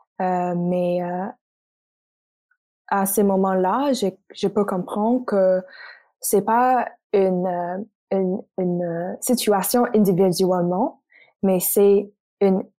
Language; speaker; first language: French; non-native, local second language; English